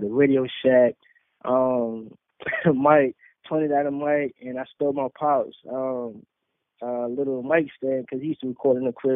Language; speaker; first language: English; native; English